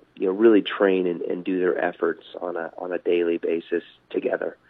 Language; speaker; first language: English; native; English